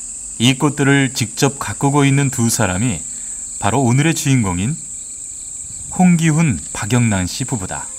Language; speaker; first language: Korean; native; Korean